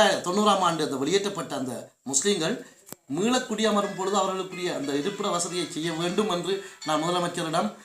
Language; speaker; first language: Tamil; native; Tamil